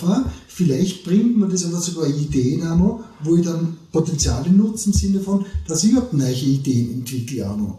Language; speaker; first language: German; native; German